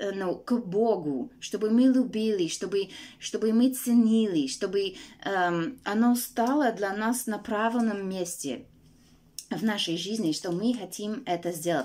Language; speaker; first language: Russian; non-native, fluent; English